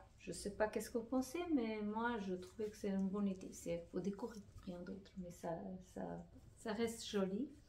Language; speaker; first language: French; non-native, fluent; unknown